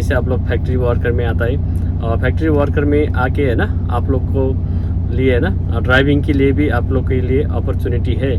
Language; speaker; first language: Hindi; non-native, learner; Nepali